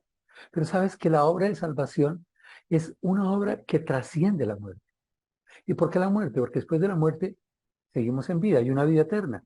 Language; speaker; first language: Spanish; native; Spanish